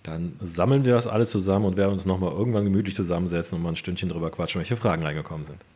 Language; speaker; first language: German; native; German